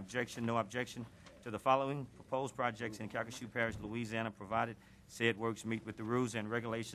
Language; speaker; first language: English; native; English